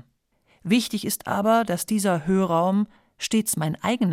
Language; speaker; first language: German; native; German